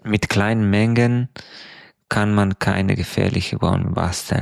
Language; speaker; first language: German; non-native, fluent; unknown